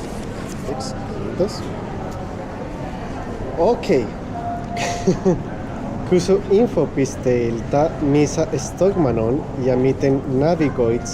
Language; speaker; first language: Finnish; non-native, learner; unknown